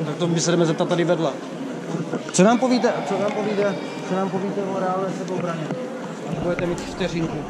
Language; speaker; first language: Czech; native; Czech